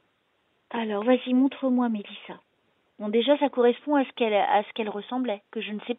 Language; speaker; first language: French; native; French